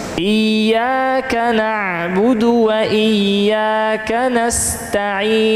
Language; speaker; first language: Malay; non-native, fluent; Arabic